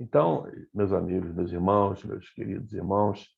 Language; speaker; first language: Portuguese; native; Portuguese